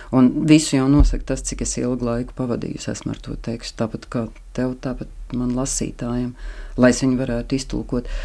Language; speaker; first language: Latvian; native; Latvian